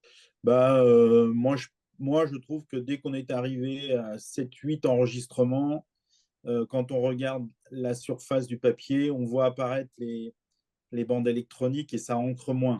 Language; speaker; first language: French; native; French